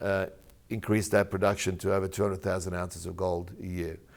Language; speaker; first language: English; native; English